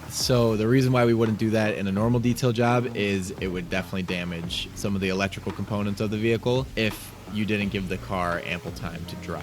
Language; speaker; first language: English; native; English